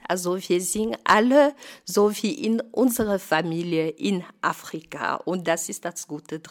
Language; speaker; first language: German; non-native, fluent; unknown